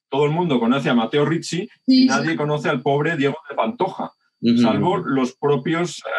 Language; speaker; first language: Spanish; native; Spanish